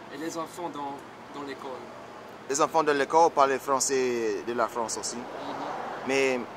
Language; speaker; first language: French; non-native, fluent; English